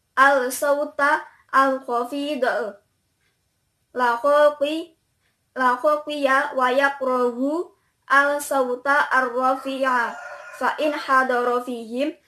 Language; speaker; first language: Arabic; non-native, learner; Indonesian